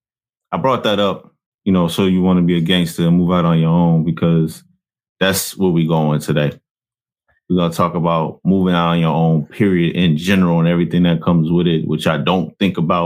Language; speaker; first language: English; native; English